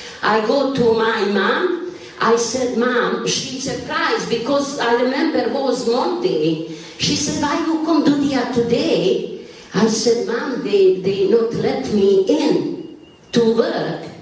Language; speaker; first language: English; non-native, learner; Bosnian